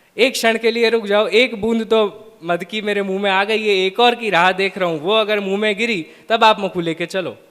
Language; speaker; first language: Hindi; non-native, local second language; Gujarati